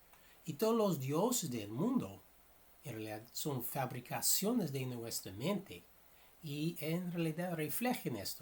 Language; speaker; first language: Spanish; non-native, fluent; English